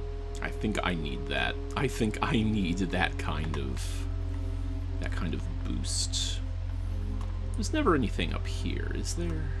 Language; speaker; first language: English; native; English